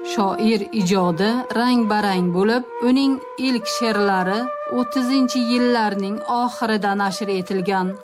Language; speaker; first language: Uzbek; native; Uzbek